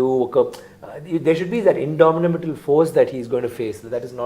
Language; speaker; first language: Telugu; non-native, learner; Tamil